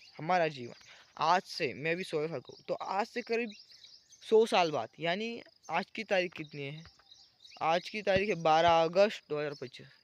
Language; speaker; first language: Hindi; non-native, local second language; Marathi